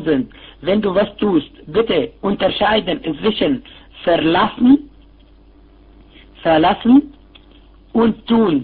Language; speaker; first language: German; non-native, fluent; Arabic